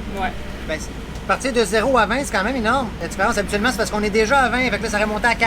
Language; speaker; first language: French; native; French